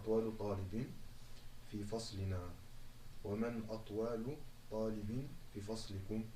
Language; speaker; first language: Arabic; non-native, learner; French